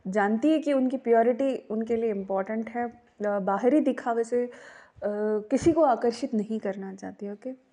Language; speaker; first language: Hindi; non-native, local second language; Marathi